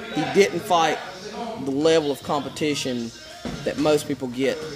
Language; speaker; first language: English; native; English